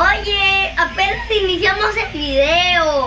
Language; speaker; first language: Spanish; native; Spanish